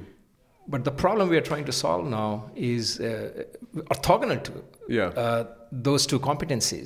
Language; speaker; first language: English; non-native, local second language; Telugu